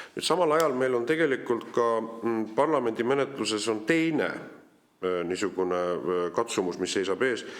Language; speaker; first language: Estonian; native; Estonian